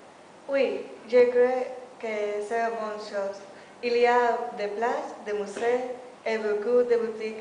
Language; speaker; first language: French; non-native, learner; Spanish